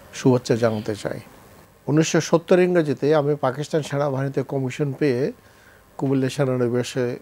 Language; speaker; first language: Bangla; native; Bangla